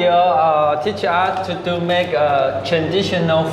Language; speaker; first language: English; non-native, learner; Chinese